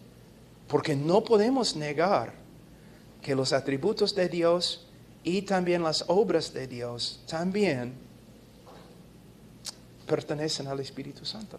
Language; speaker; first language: Spanish; non-native, fluent; English